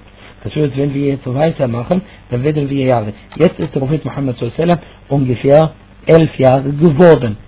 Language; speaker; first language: German; non-native, fluent; Arabic